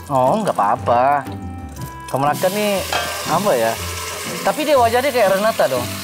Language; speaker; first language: Malay; native; Malay